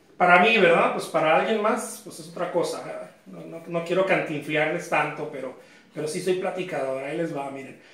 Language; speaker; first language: Spanish; native; Spanish